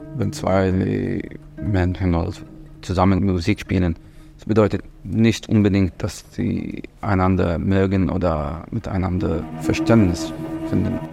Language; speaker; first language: German; non-native, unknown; Arabic